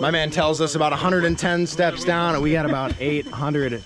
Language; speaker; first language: English; native; English